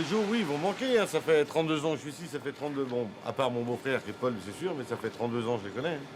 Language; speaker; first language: French; native; French